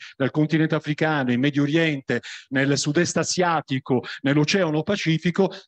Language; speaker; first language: Italian; native; Italian